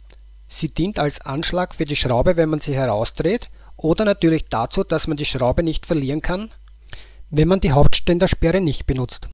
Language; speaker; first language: German; native; German